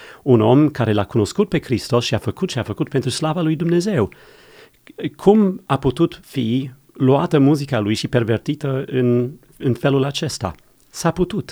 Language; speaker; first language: Romanian; non-native, fluent; English